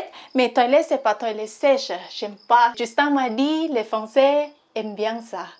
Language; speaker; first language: French; non-native, learner; Thai